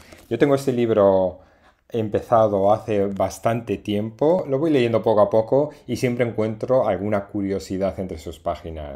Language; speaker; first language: Spanish; native; Spanish